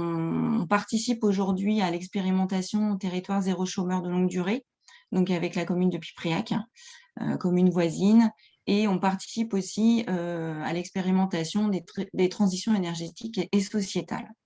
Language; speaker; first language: French; native; French